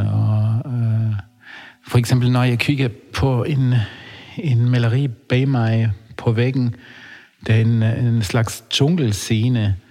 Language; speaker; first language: Danish; non-native, fluent; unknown